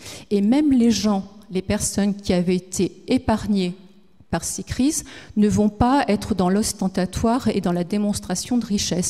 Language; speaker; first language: French; native; French